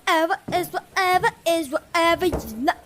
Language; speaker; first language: English; native; English